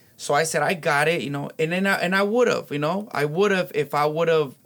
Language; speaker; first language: English; early bilingual, other home language; Spanish